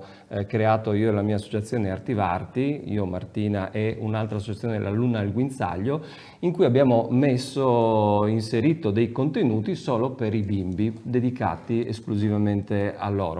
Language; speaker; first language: Italian; native; Italian